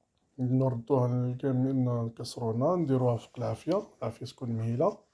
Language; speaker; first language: Arabic; native; Arabic